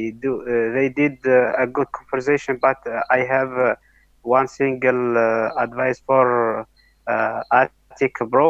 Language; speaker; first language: English; non-native, learner; Arabic